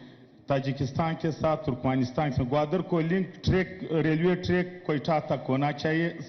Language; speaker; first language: Hindi; non-native, local second language; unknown